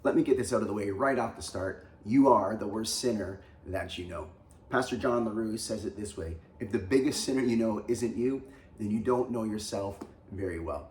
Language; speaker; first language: English; native; English